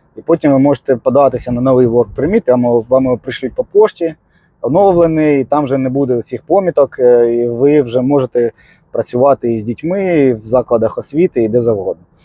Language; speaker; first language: Ukrainian; non-native, local second language; Russian